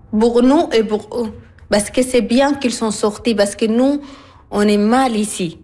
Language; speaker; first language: French; non-native, learner; Arabic